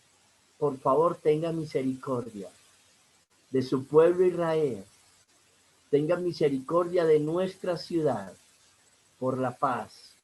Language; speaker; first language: Spanish; native; Spanish